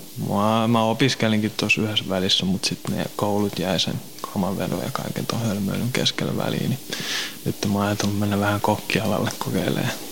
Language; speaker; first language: Finnish; native; Finnish